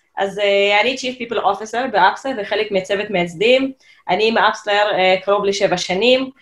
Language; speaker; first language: Hebrew; non-native, fluent; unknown